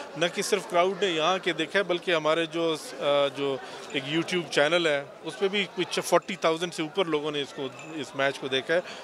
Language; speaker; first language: Urdu; non-native, local second language; Baluchi